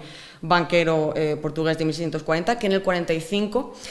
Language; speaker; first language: Spanish; native; Spanish